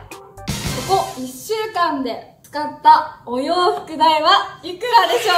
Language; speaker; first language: Japanese; native; Japanese